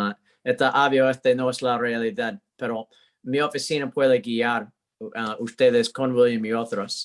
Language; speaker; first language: Spanish; non-native, learner; English